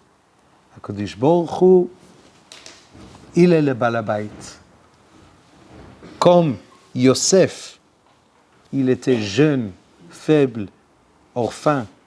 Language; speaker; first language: French; non-native, learner; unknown